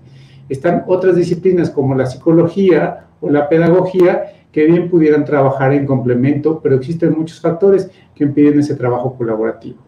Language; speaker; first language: Spanish; native; Spanish